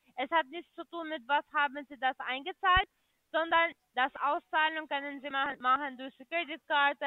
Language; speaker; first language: German; non-native, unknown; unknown